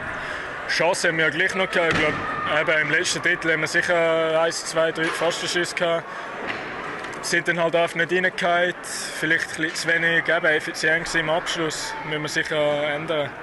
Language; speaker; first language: German; native; German